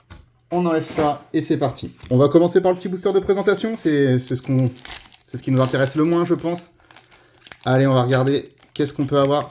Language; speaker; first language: French; native; French